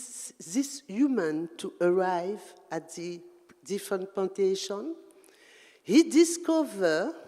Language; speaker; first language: English; non-native, learner; French